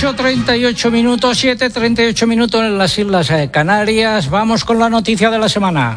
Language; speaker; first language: Spanish; native; Spanish